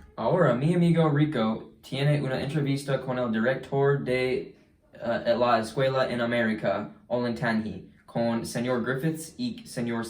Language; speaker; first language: Spanish; non-native, learner; English